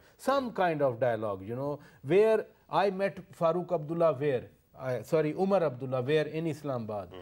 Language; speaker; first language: English; non-native, local second language; Urdu